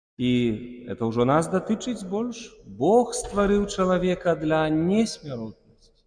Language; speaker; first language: Belarusian; non-native, local second language; Russian